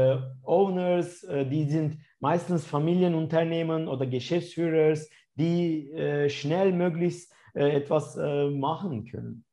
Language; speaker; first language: German; non-native, fluent; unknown